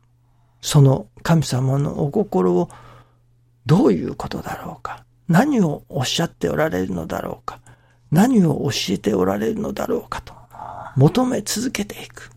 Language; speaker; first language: Japanese; native; Japanese